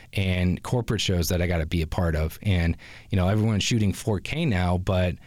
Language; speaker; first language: English; native; English